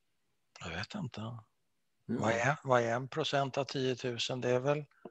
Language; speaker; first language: Swedish; native; Swedish